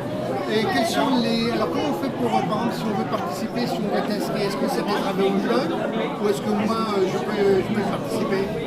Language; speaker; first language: French; native; French